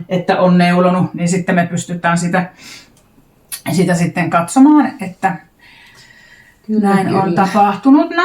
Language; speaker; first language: Finnish; native; Finnish